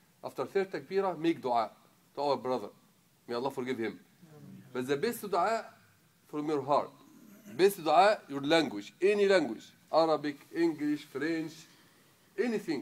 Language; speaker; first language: English; non-native, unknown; Arabic